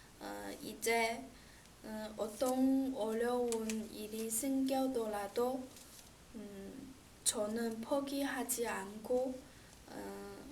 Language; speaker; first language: Korean; non-native, learner; Chinese